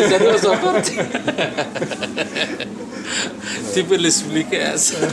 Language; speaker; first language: French; non-native, fluent; Somali